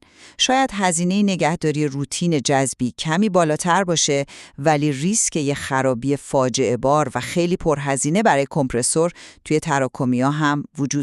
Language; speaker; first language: Persian; native; Persian